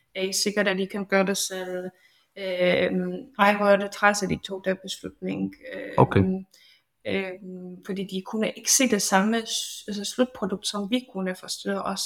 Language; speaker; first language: Danish; non-native, fluent; Polish